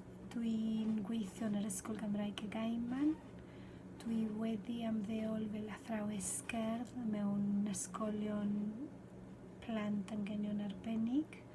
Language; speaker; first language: Welsh; non-native, fluent; Spanish